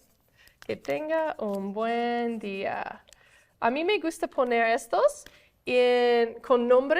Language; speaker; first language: Spanish; non-native, fluent; English